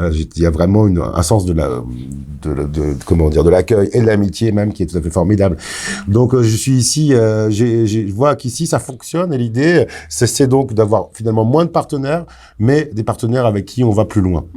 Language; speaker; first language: French; native; French